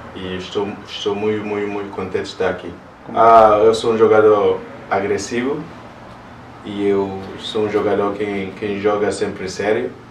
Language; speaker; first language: Portuguese; non-native, learner; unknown